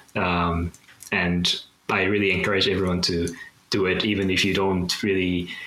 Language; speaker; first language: English; non-native, fluent; Japanese